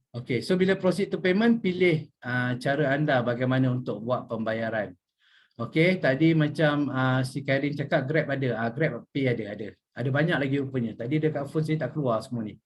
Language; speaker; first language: Malay; native; Malay